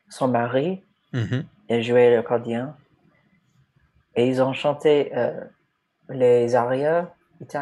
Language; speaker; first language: French; non-native, fluent; English